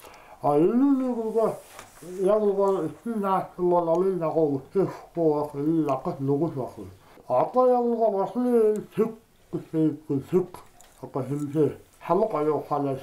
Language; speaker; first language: Mongolian; non-native, learner; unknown